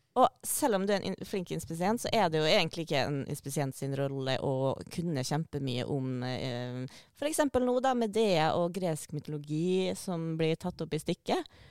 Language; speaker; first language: Norwegian; native; Norwegian